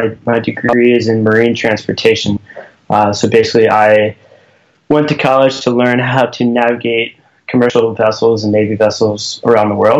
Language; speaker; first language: English; native; English